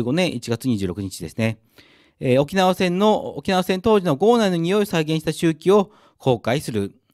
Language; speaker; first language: Japanese; native; Japanese